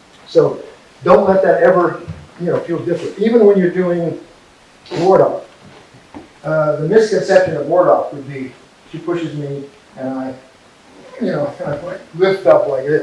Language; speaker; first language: English; native; English